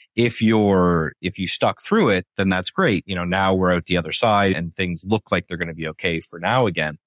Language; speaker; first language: English; native; English